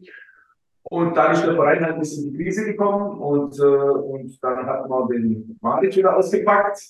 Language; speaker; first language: German; early bilingual, other home language; Croatian